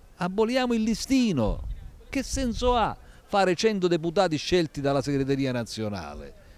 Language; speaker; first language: Italian; native; Italian